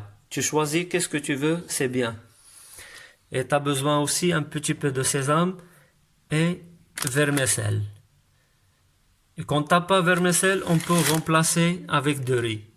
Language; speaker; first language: French; non-native, learner; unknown